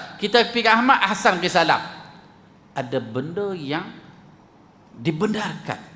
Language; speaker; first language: Malay; native; Malay